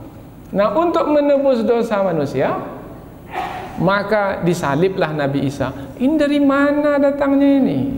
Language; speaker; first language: Malay; native; Malay